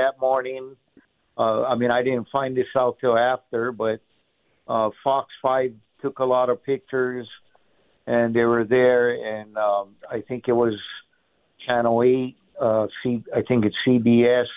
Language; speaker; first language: English; native; English